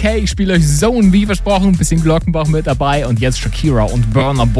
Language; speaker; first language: German; native; German